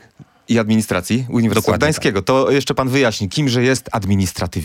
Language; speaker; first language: Polish; native; Polish